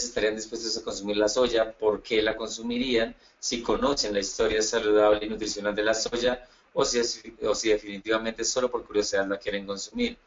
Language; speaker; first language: Spanish; native; Spanish